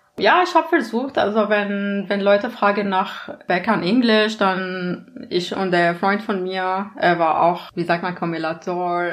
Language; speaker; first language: German; non-native, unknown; Arabic